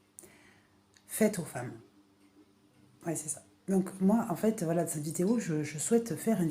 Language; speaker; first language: French; native; French